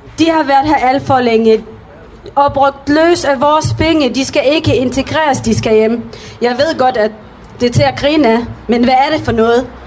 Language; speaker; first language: Danish; early bilingual, other home language; Arabic